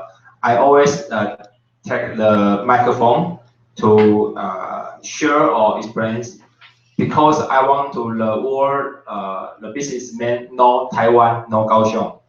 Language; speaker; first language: English; non-native, learner; Chinese